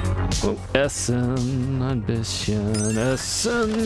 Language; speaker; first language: German; non-native, fluent; English